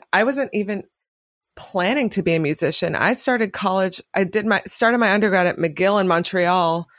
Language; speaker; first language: English; native; English